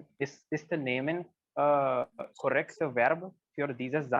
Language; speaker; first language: German; non-native, learner; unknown